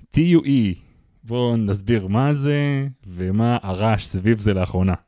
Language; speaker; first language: Hebrew; native; Hebrew